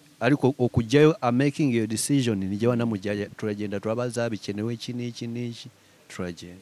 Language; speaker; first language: Kinyarwanda; early bilingual, heritage; Kinyarwanda